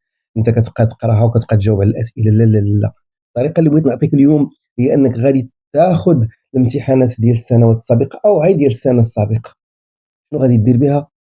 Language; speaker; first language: Arabic; native; Arabic